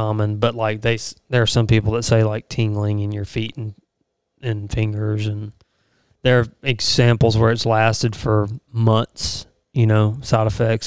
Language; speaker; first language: English; native; English